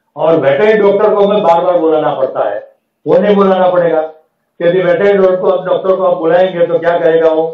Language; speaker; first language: Hindi; non-native, local second language; Gujarati